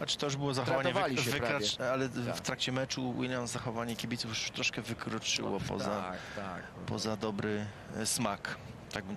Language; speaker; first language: Polish; native; Polish